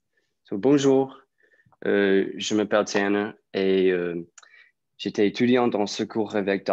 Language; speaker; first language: French; non-native, fluent; English